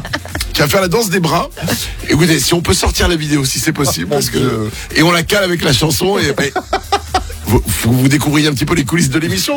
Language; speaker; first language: French; native; French